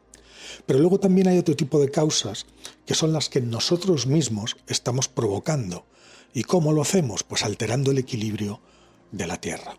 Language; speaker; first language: Spanish; native; Spanish